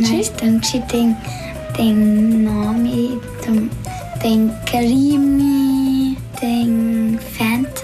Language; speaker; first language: Portuguese; early bilingual, heritage; Portuguese